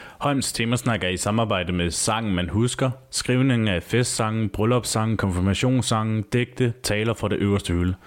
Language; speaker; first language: Danish; native; Danish